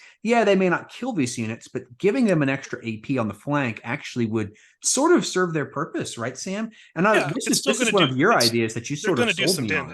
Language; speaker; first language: English; native; English